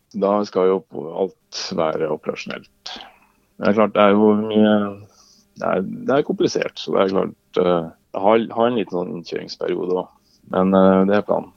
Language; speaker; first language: Norwegian; native; Norwegian